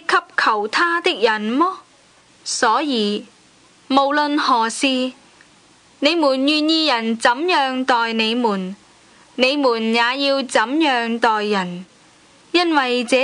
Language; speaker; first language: Cantonese; native; Cantonese